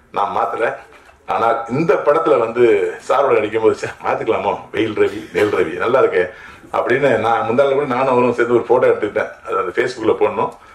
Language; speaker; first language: Tamil; native; Tamil